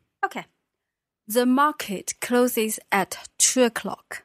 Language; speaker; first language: English; non-native, fluent; Chinese